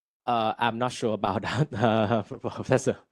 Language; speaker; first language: English; non-native, fluent; Vietnamese